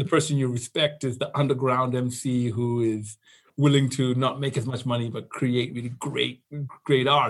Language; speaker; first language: English; non-native, local second language; Shona